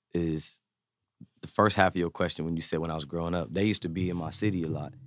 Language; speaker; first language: English; native; English